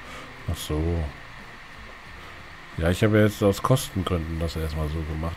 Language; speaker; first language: German; native; German